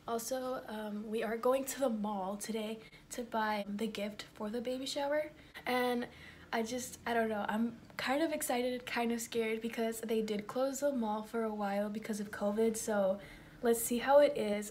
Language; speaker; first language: English; early bilingual, other home language; Spanish